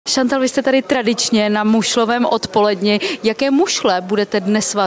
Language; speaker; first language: Czech; native; Czech